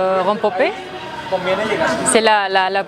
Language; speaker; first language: French; non-native, fluent; Spanish